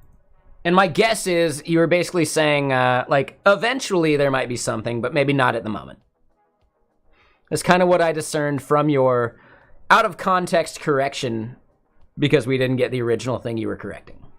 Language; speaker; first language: English; native; English